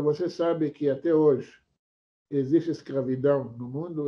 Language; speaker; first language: Portuguese; non-native, fluent; Hebrew